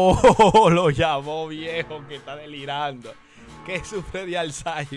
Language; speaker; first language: Spanish; native; Spanish